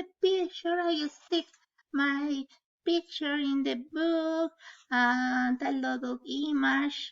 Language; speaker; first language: English; non-native, learner; Spanish